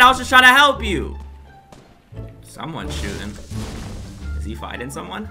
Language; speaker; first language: English; native; English